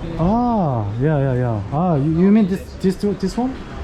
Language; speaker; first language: English; non-native, learner; Korean